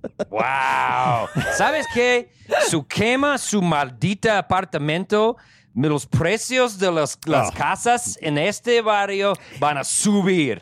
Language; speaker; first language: Spanish; non-native, fluent; English